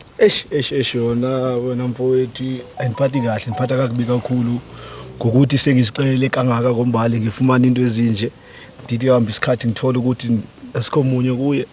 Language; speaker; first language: Zulu; non-native, local second language; Xhosa